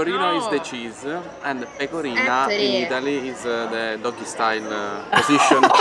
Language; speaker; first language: English; non-native, learner; Italian